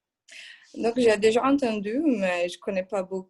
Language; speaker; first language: French; non-native, fluent; Portuguese